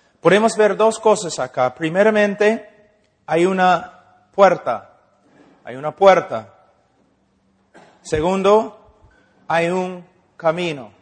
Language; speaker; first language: Spanish; non-native, fluent; English